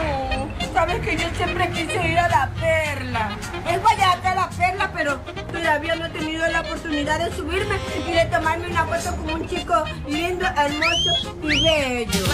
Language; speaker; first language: Spanish; native; Spanish